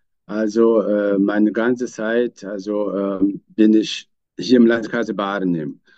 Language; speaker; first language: German; non-native, fluent; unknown